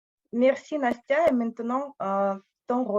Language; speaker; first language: French; non-native, fluent; Russian